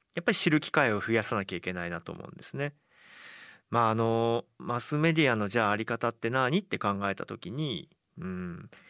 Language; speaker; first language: Japanese; native; Japanese